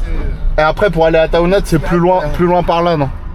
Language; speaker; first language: French; native; French